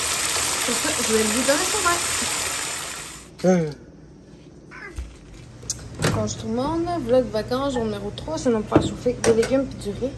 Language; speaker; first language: French; native; French